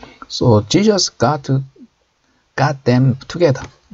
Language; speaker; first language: English; non-native, fluent; Korean